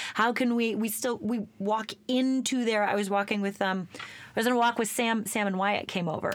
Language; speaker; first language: English; native; English